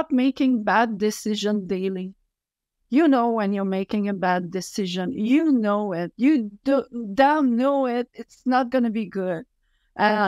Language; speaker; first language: English; non-native, fluent; French